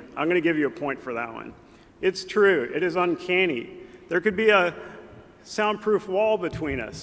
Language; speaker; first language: English; native; English